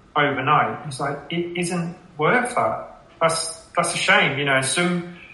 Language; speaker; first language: English; native; English